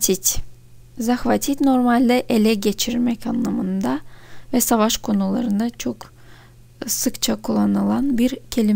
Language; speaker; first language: Turkish; non-native, fluent; Russian